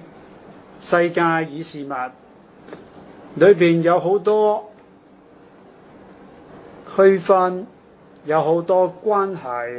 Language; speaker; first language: Chinese; non-native, local second language; Cantonese